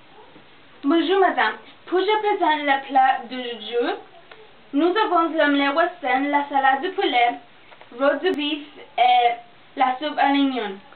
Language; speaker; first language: French; non-native, learner; English